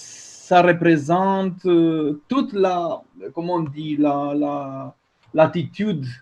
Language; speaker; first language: French; non-native, fluent; Romanian